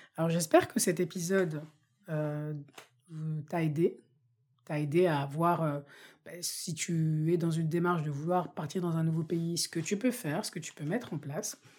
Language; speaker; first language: French; non-native, local second language; Bambara